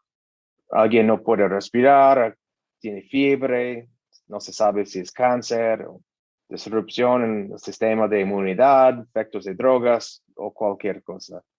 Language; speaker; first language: Spanish; non-native, learner; English